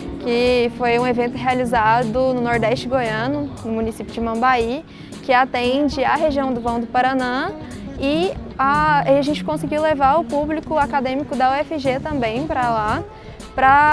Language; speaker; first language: Portuguese; native; Portuguese